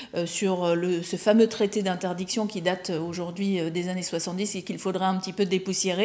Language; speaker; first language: French; native; French